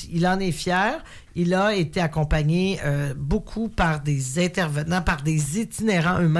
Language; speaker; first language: French; native; French